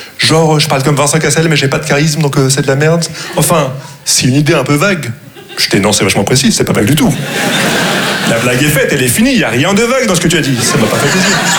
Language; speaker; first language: French; non-native, local second language; Arabic